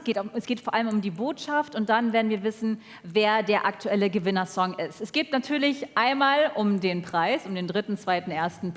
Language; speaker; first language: German; native; German